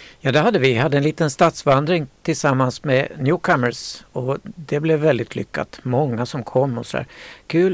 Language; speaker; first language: Swedish; native; Swedish